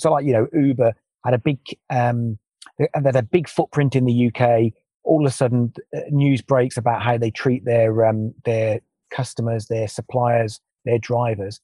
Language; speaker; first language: English; native; English